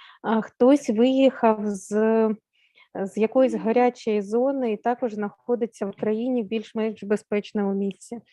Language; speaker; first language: Ukrainian; native; Ukrainian